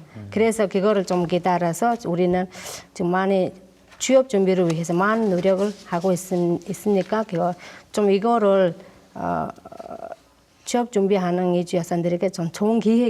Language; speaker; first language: Korean; non-native, learner; Mongolian